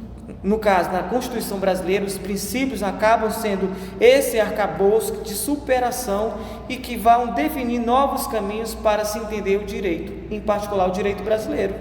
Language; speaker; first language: Portuguese; native; Portuguese